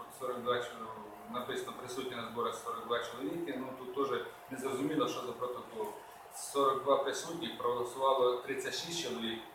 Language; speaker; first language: Ukrainian; native; Ukrainian